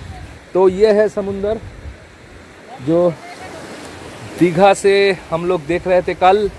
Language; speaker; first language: Hindi; non-native, local second language; Bangla